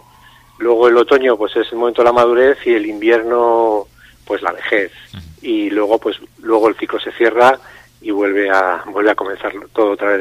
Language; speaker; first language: Spanish; native; Spanish